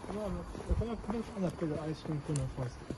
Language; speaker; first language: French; non-native, fluent; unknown